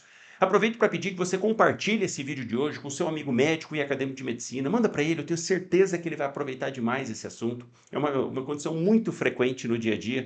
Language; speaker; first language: Portuguese; native; Portuguese